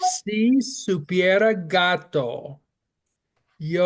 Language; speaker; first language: Spanish; non-native, fluent; English